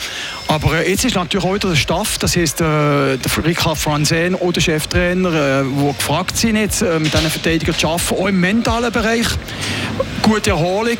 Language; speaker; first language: German; native; German